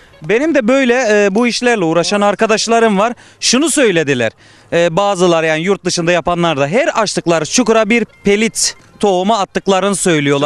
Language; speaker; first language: Turkish; native; Turkish